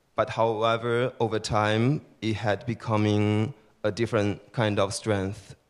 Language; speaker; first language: English; early bilingual, other home language; Chinese